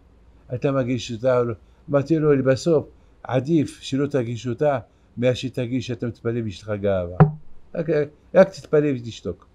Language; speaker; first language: Hebrew; non-native, fluent; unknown